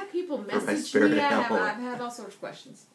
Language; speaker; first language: English; native; English